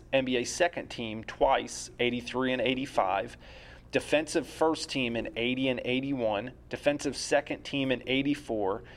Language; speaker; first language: English; native; English